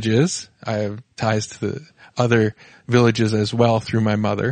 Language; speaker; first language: English; native; English